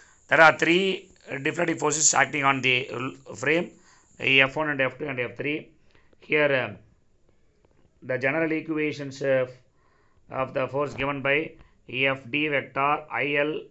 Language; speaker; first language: English; non-native, local second language; Tamil